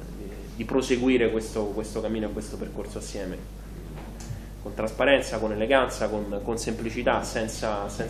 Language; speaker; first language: Italian; native; Italian